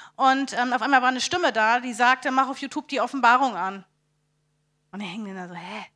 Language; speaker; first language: German; native; German